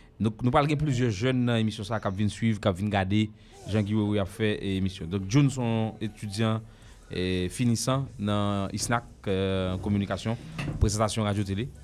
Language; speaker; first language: French; non-native, local second language; Haitian Creole